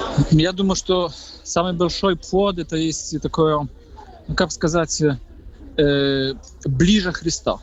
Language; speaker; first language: Russian; non-native, fluent; Polish